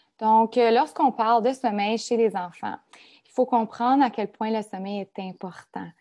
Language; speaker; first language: French; native; French